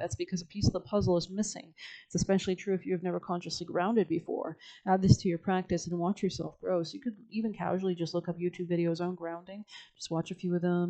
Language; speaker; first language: English; native; English